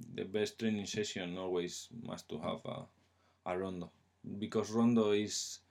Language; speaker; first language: English; non-native, learner; Spanish